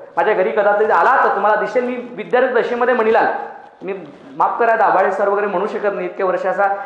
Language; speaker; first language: Marathi; non-native, local second language; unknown